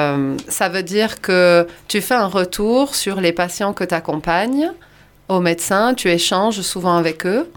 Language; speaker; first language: French; native; French